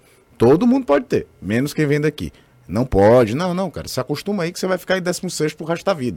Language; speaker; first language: Portuguese; native; Portuguese